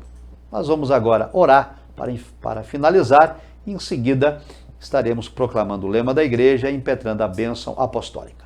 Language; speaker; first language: Portuguese; native; Portuguese